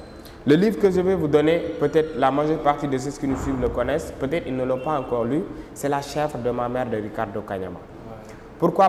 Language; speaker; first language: French; non-native, local second language; Wolof